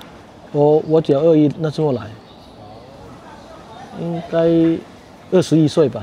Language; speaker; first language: Chinese; non-native, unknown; Thai